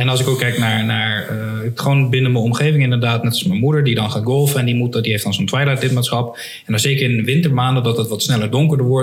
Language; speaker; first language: Dutch; native; Dutch